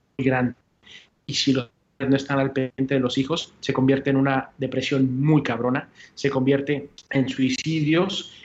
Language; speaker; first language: Spanish; early bilingual, heritage; Spanish